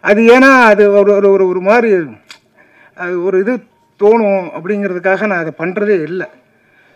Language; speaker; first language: Tamil; native; Tamil